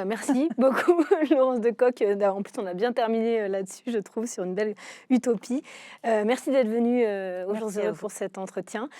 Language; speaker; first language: French; native; French